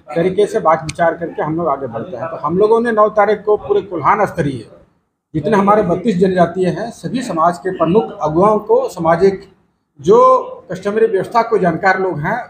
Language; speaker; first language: Hindi; native; Hindi